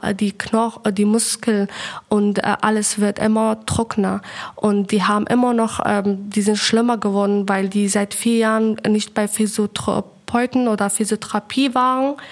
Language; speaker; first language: German; non-native, learner; Persian